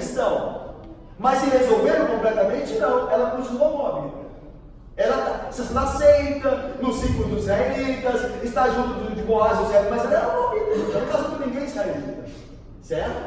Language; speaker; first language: Portuguese; native; Portuguese